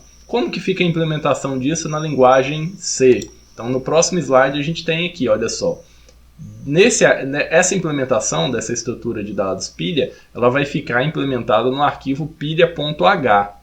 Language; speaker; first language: Portuguese; native; Portuguese